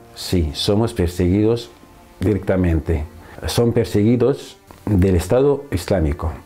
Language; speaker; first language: Spanish; non-native, fluent; Arabic